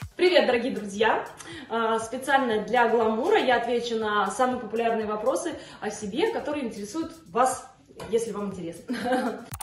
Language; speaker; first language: Russian; native; Russian